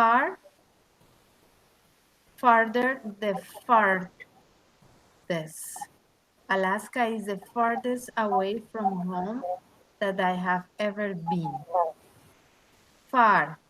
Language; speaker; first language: English; non-native, learner; Spanish